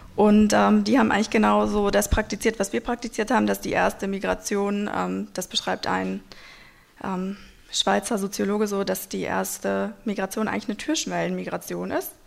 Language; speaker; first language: German; non-native, local second language; Russian